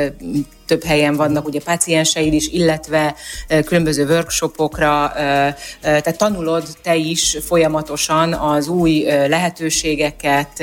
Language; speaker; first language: Hungarian; native; Hungarian